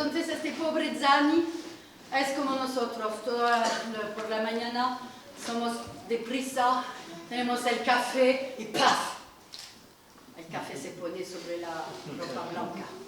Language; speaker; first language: Spanish; non-native, learner; French